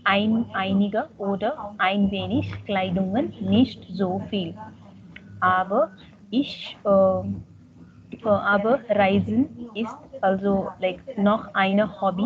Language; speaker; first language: German; non-native, learner; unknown